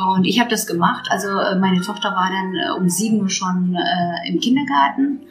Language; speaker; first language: German; non-native, fluent; Turkish